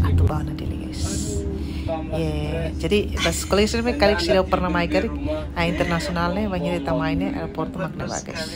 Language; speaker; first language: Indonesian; non-native, local second language; Tetum